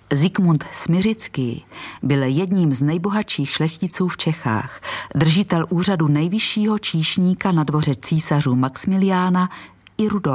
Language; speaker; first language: Czech; native; Czech